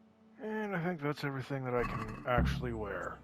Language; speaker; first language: English; native; English